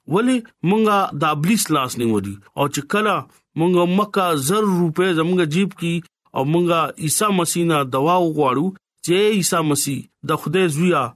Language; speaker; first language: Pashto; non-native, local second language; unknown